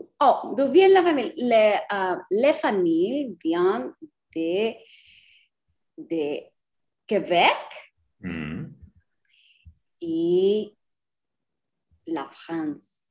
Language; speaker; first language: French; non-native, learner; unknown